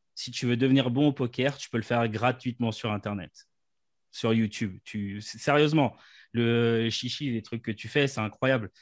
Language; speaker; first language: French; native; French